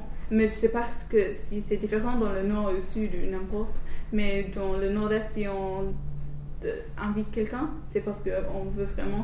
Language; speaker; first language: French; non-native, learner; English